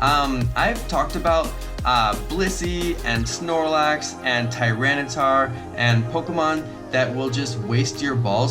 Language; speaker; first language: English; native; English